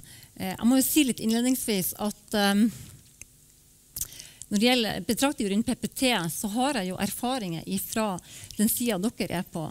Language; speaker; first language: Norwegian; native; Norwegian